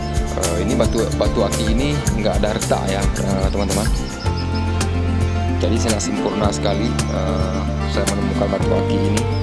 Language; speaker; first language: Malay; non-native, local second language; Achinese